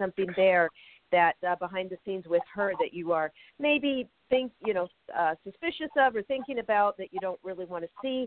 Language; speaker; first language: English; native; English